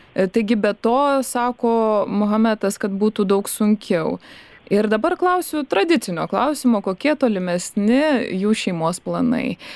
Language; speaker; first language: Lithuanian; native; Lithuanian